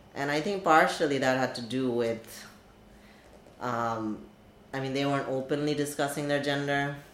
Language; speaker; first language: English; non-native, local second language; Bangla